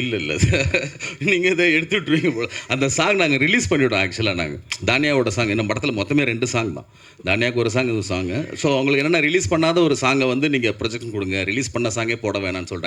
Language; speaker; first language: Tamil; native; Tamil